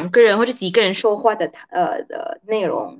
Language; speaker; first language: Chinese; early bilingual, heritage; Chinese